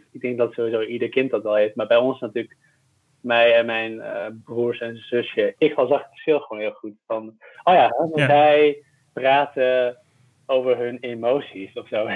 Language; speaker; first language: Dutch; early bilingual, other home language; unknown